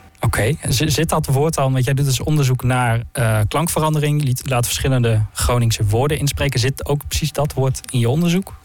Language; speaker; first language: Dutch; native; Dutch